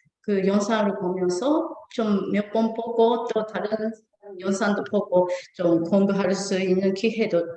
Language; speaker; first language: Korean; non-native, learner; Japanese